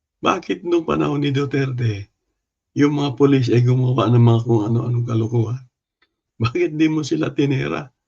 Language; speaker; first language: Filipino; non-native, local second language; Cebuano